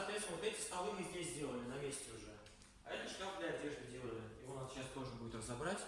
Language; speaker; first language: Russian; native; Russian